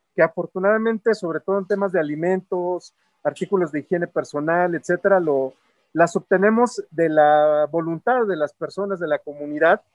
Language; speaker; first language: Spanish; native; Spanish